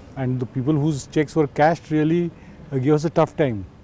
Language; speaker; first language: English; non-native, local second language; Marathi